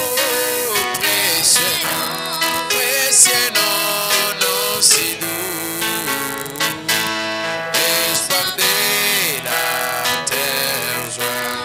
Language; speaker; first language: French; non-native, local second language; Swahili